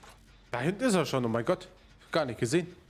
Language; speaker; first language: German; native; German